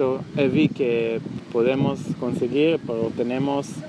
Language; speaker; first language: Spanish; non-native, learner; Hebrew